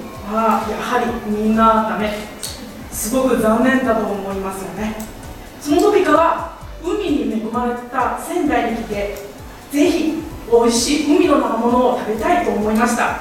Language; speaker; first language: Japanese; non-native, fluent; Chinese